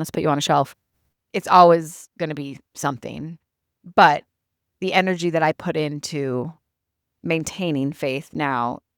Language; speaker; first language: English; native; English